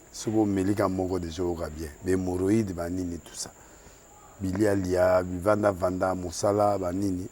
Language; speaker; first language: Lingala; native; Lingala